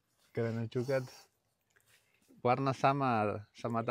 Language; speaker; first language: Indonesian; non-native, learner; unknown